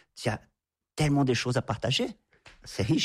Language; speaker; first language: French; non-native, fluent; Portuguese